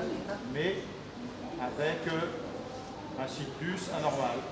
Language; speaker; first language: French; native; French